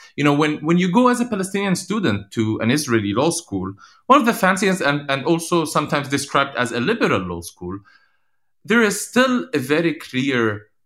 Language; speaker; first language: English; non-native, fluent; Arabic